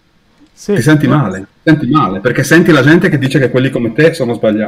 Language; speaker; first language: Italian; native; Italian